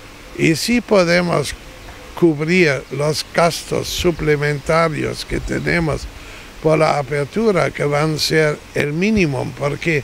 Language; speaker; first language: Spanish; non-native, fluent; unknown